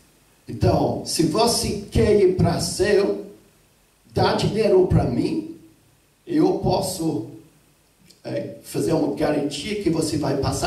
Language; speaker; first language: Portuguese; non-native, fluent; English